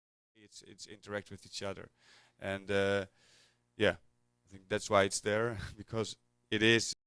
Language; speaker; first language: English; non-native, fluent; Dutch